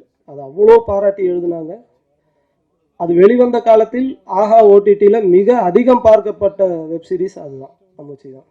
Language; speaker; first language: Tamil; native; Tamil